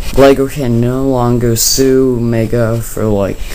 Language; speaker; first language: English; native; English